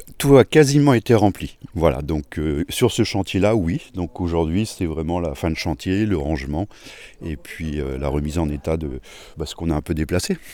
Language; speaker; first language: French; native; French